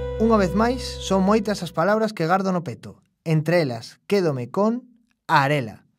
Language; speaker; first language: Galician; non-native, local second language; Spanish